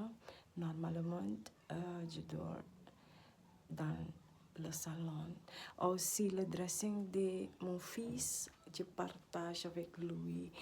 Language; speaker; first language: French; non-native, learner; Dutch